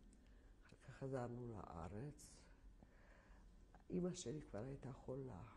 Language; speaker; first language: Hebrew; non-native, fluent; Polish